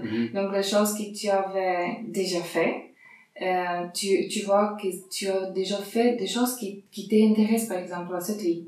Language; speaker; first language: French; non-native, fluent; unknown